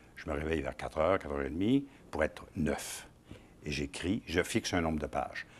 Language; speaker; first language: French; native; French